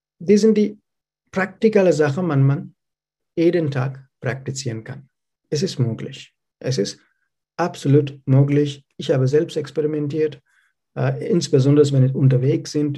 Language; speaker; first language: German; non-native, learner; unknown